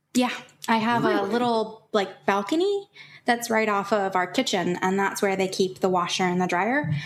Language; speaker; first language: English; native; English